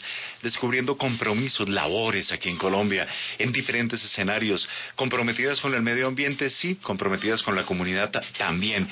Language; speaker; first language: Spanish; native; Spanish